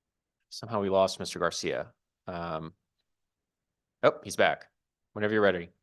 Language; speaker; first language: English; native; English